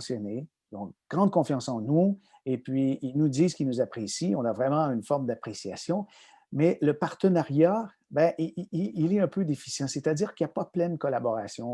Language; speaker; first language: French; native; French